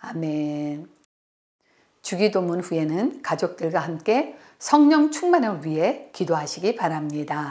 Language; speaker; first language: Korean; native; Korean